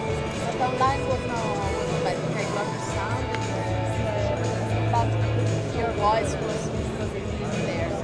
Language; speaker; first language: English; non-native, learner; Russian